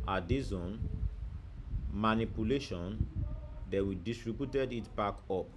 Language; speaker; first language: English; non-native, local second language; Yoruba